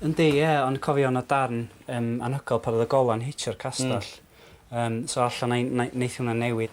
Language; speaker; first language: Welsh; native; Welsh